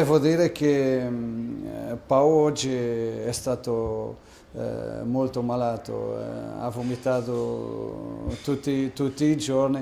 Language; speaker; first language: Italian; non-native, fluent; Portuguese